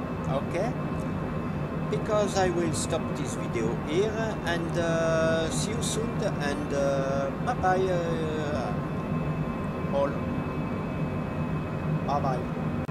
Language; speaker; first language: English; non-native, learner; French